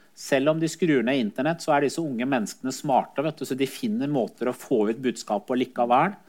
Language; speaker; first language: Norwegian; early bilingual, other home language; Persian